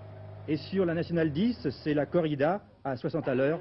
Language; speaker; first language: French; native; French